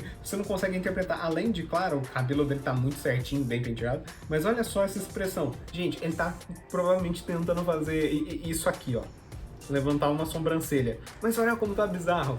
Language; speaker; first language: Portuguese; native; Portuguese